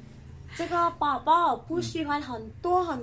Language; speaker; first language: Chinese; non-native, learner; Nepali